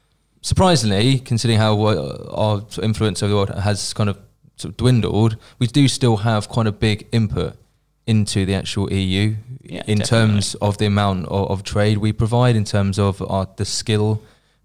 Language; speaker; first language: English; native; English